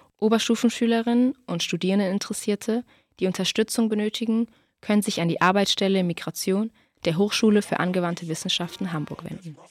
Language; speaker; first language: German; native; German